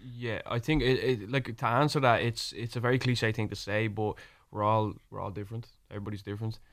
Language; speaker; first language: English; native; English